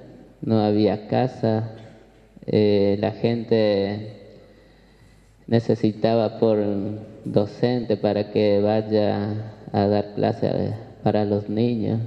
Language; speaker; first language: Spanish; non-native, local second language; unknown